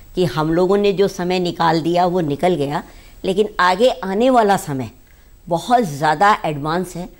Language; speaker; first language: Hindi; native; Hindi